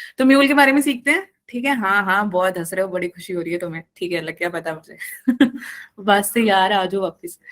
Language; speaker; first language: Hindi; non-native, local second language; Malayalam